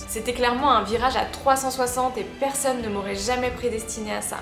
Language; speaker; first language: French; native; French